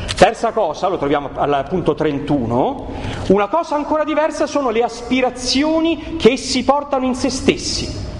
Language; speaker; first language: Italian; native; Italian